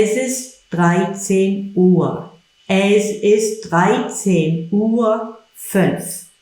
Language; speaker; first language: German; non-native, fluent; English